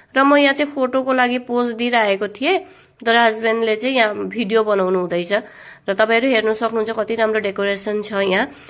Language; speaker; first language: Nepali; native; Nepali